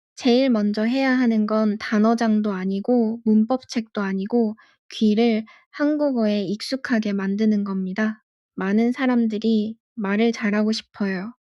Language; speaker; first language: Korean; non-native, fluent; Arabic